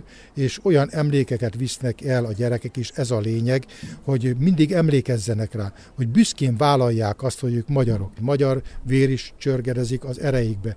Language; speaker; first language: Hungarian; native; Hungarian